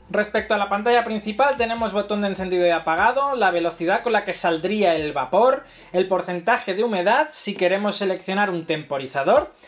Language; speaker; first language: Spanish; native; Spanish